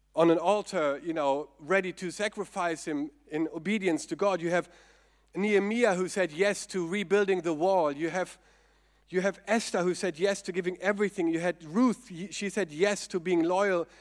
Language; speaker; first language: English; non-native, fluent; German